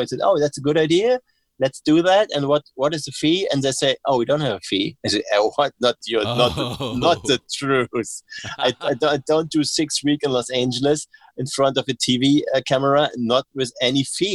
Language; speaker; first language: English; non-native, fluent; German